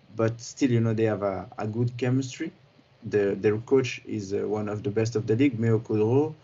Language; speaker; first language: English; non-native, fluent; French